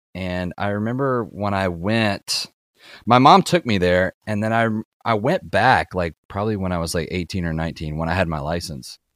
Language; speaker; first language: English; native; English